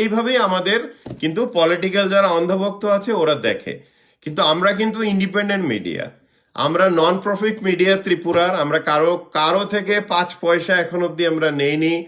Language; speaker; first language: Bangla; native; Bangla